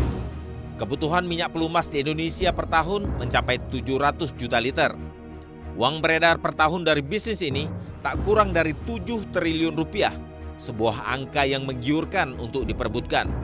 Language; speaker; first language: Indonesian; native; Indonesian